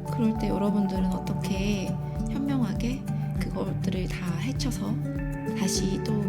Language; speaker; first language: Korean; native; Korean